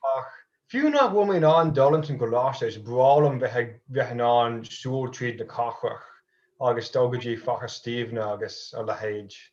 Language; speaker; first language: Irish; non-native, fluent; English